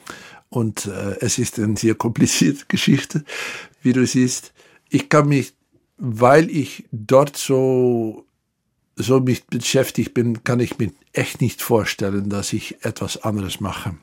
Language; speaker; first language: German; non-native, fluent; Dutch